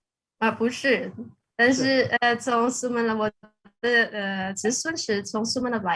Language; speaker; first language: Chinese; non-native, learner; Indonesian